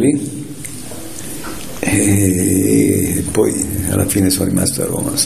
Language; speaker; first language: Italian; native; Italian